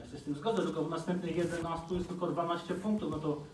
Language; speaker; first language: Polish; native; Polish